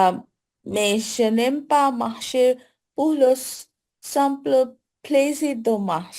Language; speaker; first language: French; non-native, learner; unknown